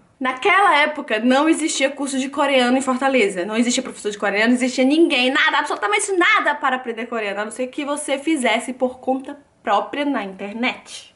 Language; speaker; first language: Portuguese; native; Portuguese